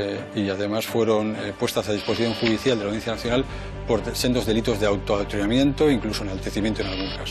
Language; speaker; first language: Spanish; native; Spanish